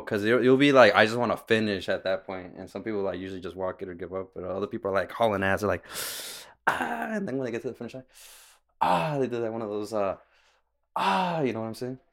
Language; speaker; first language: English; early bilingual, other home language; Spanish